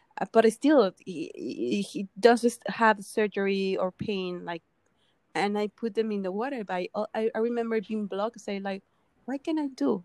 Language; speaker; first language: English; non-native, fluent; Spanish